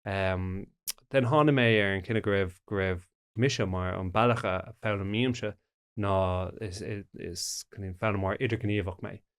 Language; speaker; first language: Irish; non-native, local second language; English